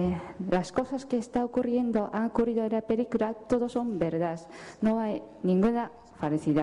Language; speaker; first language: Spanish; non-native, fluent; Japanese